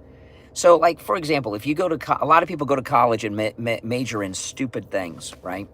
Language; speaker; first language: English; native; English